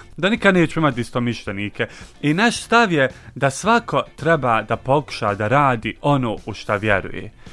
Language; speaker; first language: Bosnian; native; Bosnian